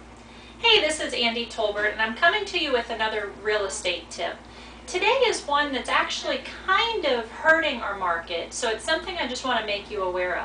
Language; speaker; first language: English; native; English